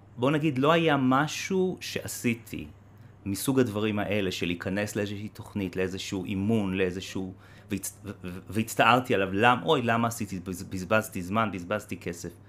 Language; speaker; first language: Hebrew; native; Hebrew